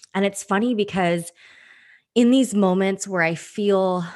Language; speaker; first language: English; early bilingual, other home language; Filipino